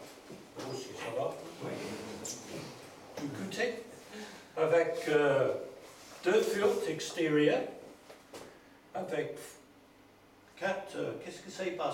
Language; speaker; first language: French; non-native, learner; English